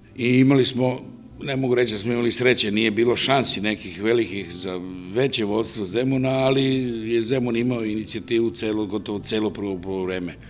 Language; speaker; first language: Bosnian; native; Bosnian